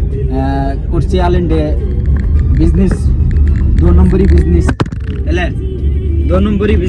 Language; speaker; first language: Malayalam; non-native, learner; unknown